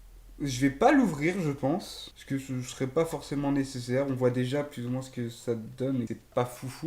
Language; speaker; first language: French; native; French